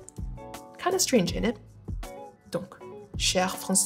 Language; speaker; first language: French; non-native, learner; Vietnamese